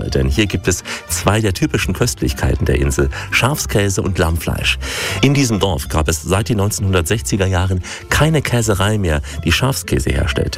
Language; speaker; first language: German; native; German